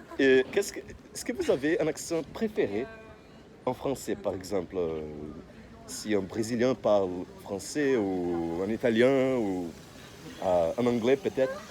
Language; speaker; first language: French; non-native, fluent; Portuguese